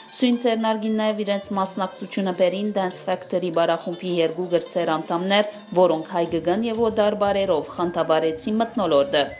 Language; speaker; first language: Armenian; early bilingual, heritage; Armenian